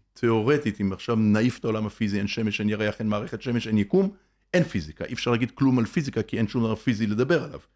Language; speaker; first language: Hebrew; native; Hebrew